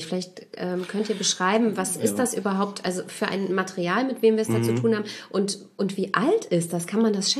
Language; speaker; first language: German; native; German